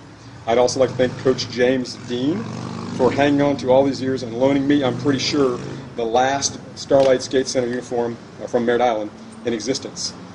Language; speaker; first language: English; native; English